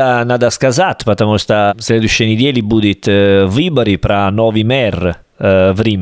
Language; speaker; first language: Russian; non-native, learner; Italian